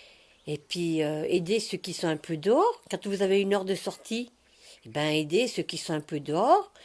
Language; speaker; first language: French; native; French